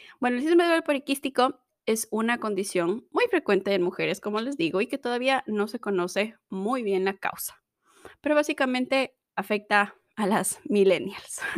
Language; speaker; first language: Spanish; native; Spanish